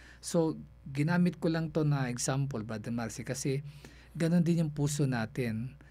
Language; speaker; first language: Filipino; non-native, local second language; Cebuano